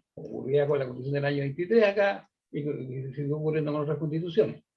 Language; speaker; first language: Spanish; native; Spanish